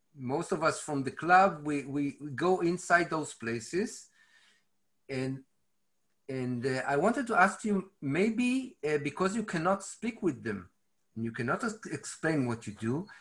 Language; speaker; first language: English; non-native, fluent; Hebrew